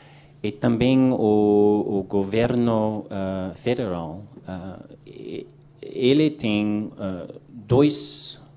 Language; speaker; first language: Portuguese; non-native, learner; English